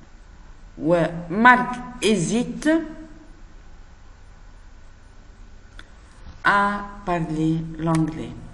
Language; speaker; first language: French; non-native, fluent; Arabic